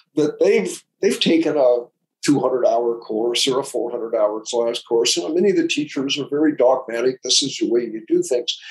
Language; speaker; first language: English; native; English